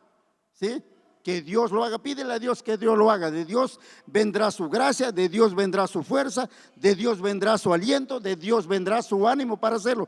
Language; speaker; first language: Spanish; native; Spanish